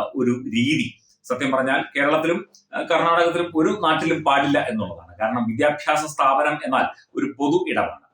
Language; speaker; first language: Malayalam; native; Malayalam